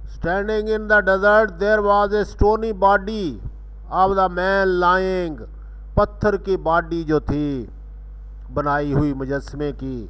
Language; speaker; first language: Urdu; non-native, local second language; Punjabi